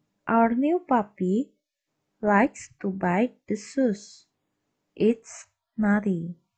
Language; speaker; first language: English; non-native, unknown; Indonesian